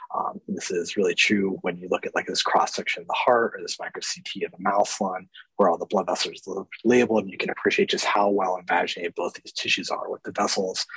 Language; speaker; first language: English; native; English